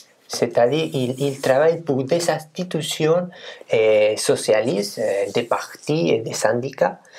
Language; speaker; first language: French; non-native, fluent; Spanish